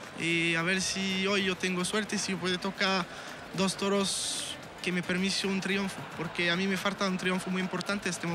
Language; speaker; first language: Spanish; non-native, learner; French